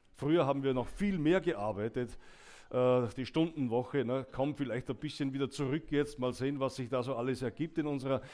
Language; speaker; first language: German; native; German